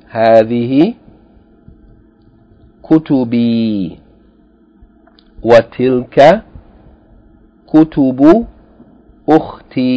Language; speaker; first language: Arabic; non-native, fluent; English